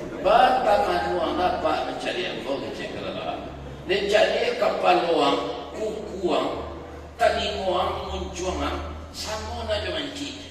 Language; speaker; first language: Malay; non-native, local second language; Minangkabau